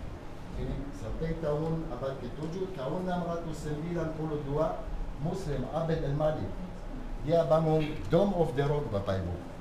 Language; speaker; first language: Indonesian; non-native, fluent; Hebrew